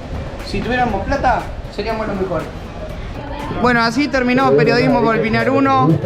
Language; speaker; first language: Spanish; native; Spanish